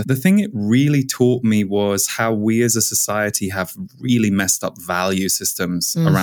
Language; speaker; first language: English; native; English